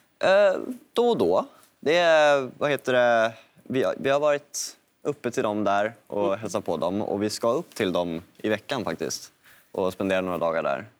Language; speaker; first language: Swedish; native; Swedish